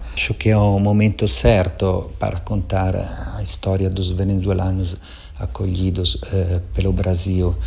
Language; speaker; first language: Portuguese; non-native, fluent; Italian